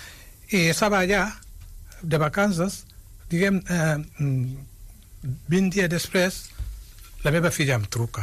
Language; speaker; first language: Catalan; non-native, fluent; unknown